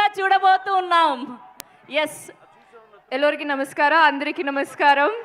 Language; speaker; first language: Telugu; non-native, local second language; Malayalam